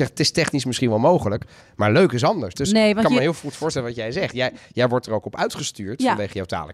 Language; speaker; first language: Dutch; native; Dutch